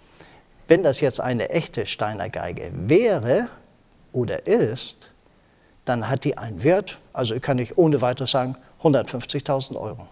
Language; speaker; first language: German; native; German